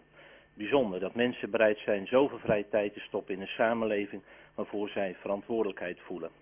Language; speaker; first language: Dutch; native; Dutch